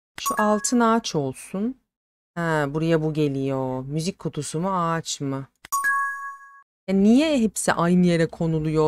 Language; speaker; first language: Turkish; native; Turkish